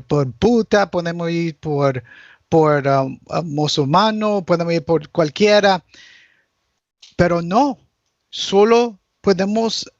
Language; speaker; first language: Spanish; early bilingual, heritage; Spanish